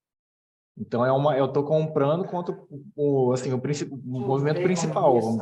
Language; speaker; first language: Portuguese; native; Portuguese